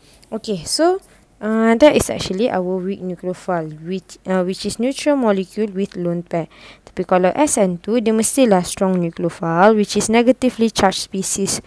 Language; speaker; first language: English; non-native, local second language; Malay